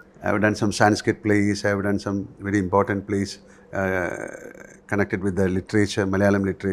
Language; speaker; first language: English; non-native, local second language; Malayalam